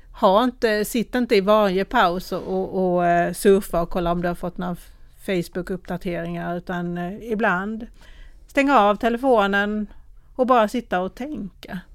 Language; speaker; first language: Swedish; native; Swedish